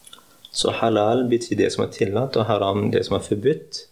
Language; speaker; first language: Norwegian; early bilingual, heritage; Norwegian